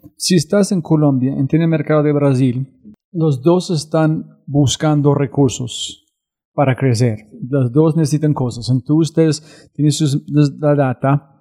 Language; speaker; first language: Spanish; non-native, learner; English